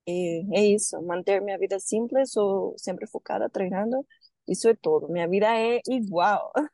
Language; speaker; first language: Portuguese; non-native, learner; Spanish